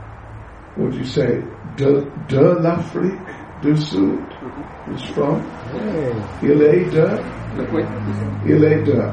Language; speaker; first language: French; non-native, learner; English